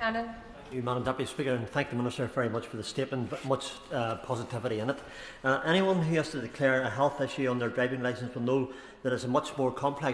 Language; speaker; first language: English; native; English